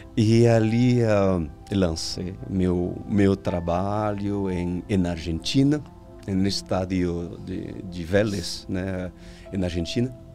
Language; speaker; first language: Portuguese; non-native, fluent; French